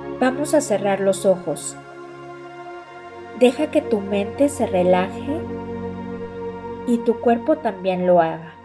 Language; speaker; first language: Spanish; native; Spanish